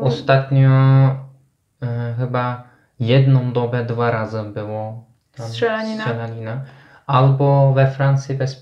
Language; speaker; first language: Polish; non-native, fluent; Turkish